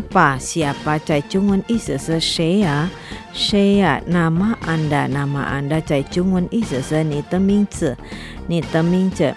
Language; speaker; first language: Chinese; non-native, fluent; Indonesian